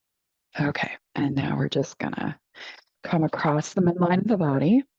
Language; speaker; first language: English; native; English